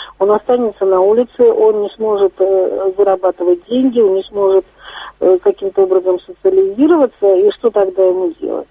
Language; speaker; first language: Russian; native; Russian